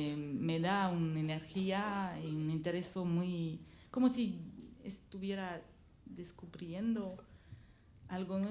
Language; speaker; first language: Spanish; non-native, learner; French